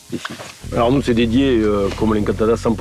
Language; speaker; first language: French; native; French